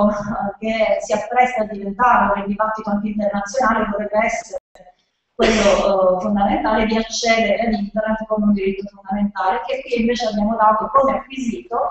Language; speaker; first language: Italian; native; Italian